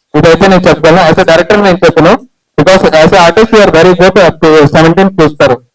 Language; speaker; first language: Telugu; early bilingual, heritage; Telugu